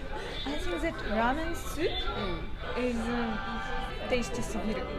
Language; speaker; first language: English; non-native, learner; Russian